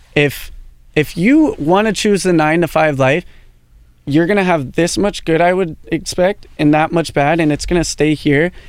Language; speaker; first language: English; native; English